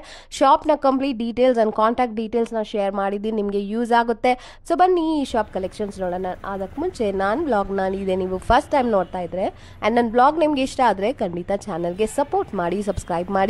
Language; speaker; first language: Kannada; native; Kannada